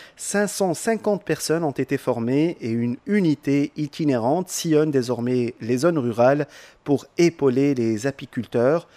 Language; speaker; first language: French; non-native, local second language; Arabic